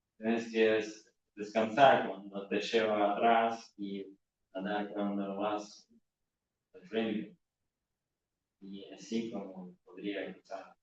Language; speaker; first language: Spanish; non-native, learner; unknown